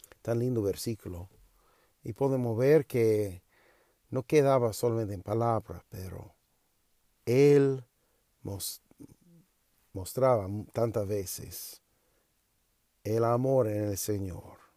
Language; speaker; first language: Spanish; non-native, learner; English